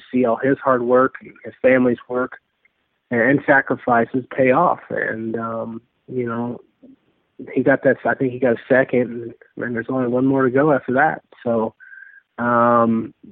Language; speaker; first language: English; native; English